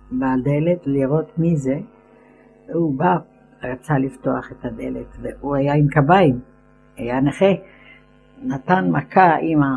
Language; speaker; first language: Hebrew; non-native, fluent; Ladino